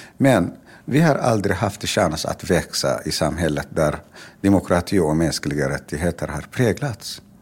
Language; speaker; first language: Swedish; non-native, fluent; Tigrinya